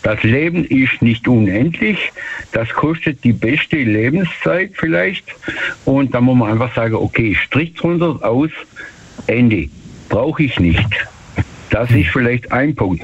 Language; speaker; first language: German; native; German